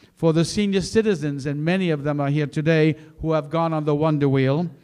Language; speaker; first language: English; native; English